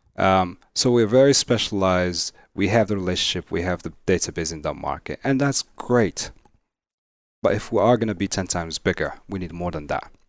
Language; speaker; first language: English; non-native, fluent; Arabic